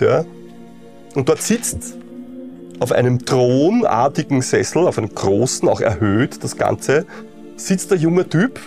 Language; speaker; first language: German; native; German